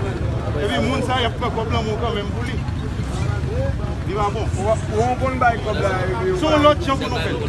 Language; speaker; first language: French; non-native, learner; Haitian Creole